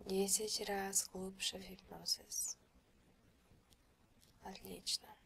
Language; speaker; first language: Russian; early bilingual, heritage; Russian